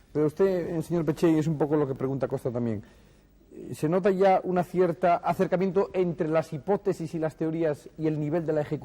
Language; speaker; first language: Spanish; native; Spanish